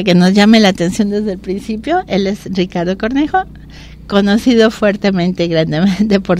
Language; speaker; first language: Spanish; native; Spanish